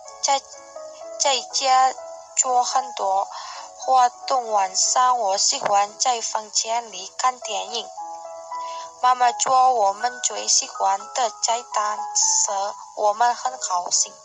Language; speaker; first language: Chinese; non-native, learner; Indonesian